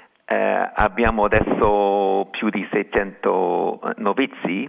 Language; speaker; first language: Italian; non-native, fluent; English